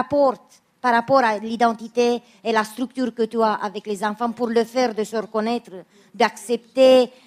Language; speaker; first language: French; non-native, fluent; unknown